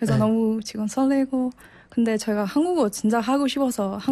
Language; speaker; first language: Korean; non-native, learner; Burmese